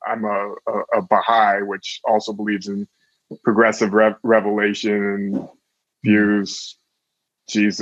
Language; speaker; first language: English; native; English